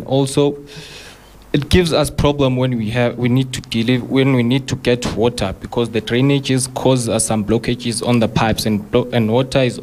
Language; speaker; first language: English; non-native, local second language; Zulu